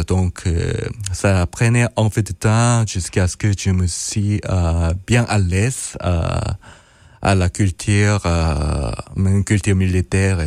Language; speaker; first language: French; non-native, fluent; Korean